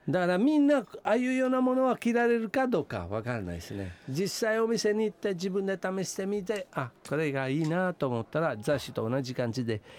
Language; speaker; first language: Japanese; non-native, fluent; Italian